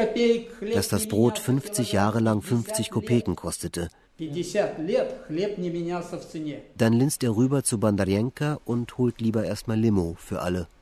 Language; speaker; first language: German; native; German